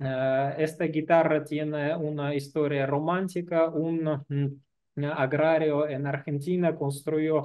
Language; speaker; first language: Spanish; non-native, learner; Russian